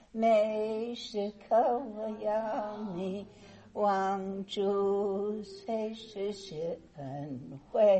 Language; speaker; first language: Chinese; non-native, fluent; English